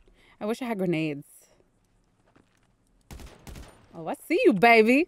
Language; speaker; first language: English; native; English